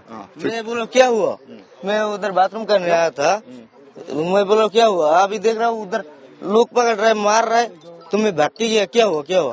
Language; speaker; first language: Hindi; non-native, learner; Bangla